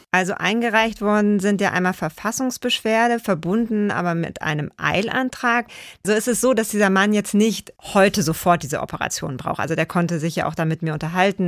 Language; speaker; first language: German; native; German